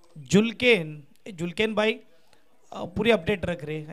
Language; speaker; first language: Hindi; non-native, local second language; Marathi